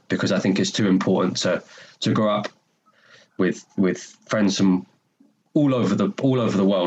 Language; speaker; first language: English; native; English